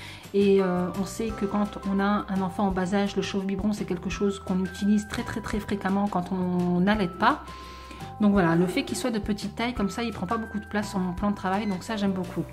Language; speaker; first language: French; native; French